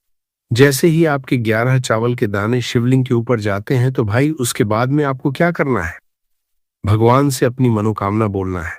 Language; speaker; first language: Hindi; native; Hindi